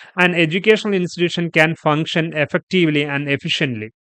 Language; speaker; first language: English; non-native, local second language; Malayalam